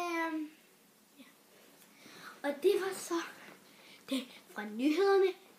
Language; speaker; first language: Danish; early bilingual, other home language; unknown